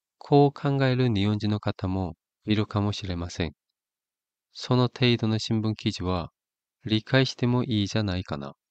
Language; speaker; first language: Japanese; non-native, fluent; Korean